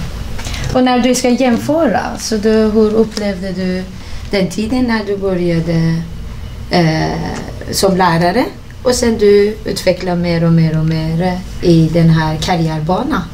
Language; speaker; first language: Swedish; non-native, fluent; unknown